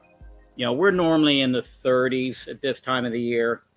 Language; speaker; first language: English; native; English